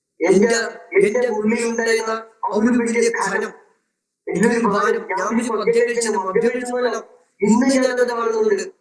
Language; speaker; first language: Malayalam; non-native, local second language; Tamil